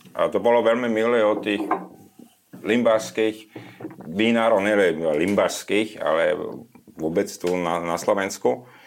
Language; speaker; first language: Slovak; non-native, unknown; German